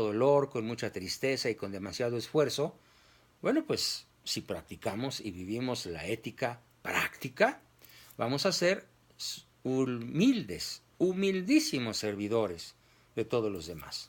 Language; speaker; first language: Spanish; native; Spanish